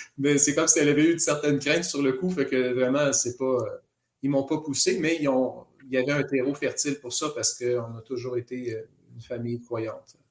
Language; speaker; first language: French; native; French